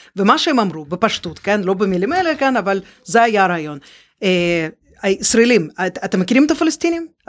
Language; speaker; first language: Hebrew; non-native, fluent; Russian